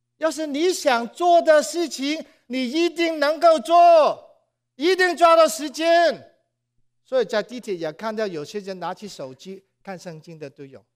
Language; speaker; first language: Chinese; non-native, local second language; Cantonese